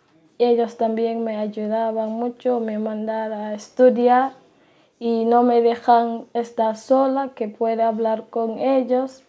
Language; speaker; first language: Spanish; non-native, learner; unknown